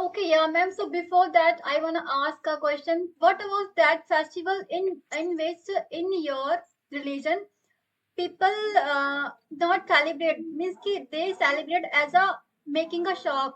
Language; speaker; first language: English; non-native, local second language; Hindi